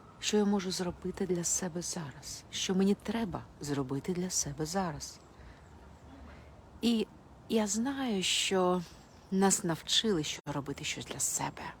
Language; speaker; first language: Ukrainian; non-native, local second language; Russian